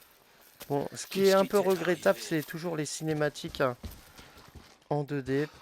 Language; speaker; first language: French; native; French